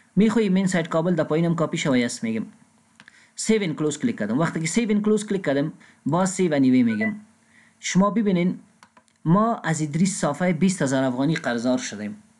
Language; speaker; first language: Persian; non-native, local second language; Pashto